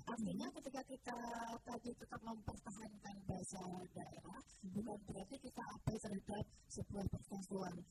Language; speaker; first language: Indonesian; non-native, local second language; Javanese